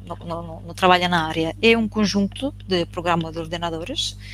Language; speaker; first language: Portuguese; non-native, fluent; Italian